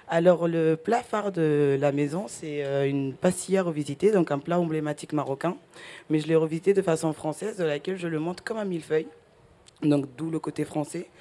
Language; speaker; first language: French; early bilingual, other home language; Spanish